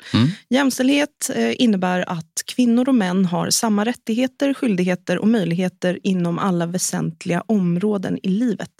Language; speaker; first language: Swedish; native; Swedish